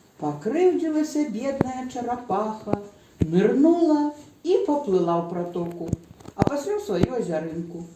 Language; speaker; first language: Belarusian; non-native, local second language; Russian